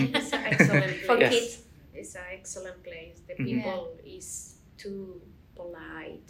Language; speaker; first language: English; non-native, learner; Spanish